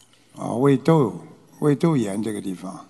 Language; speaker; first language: Chinese; native; Chinese